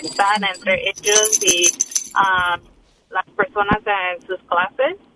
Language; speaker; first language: Spanish; non-native, learner; English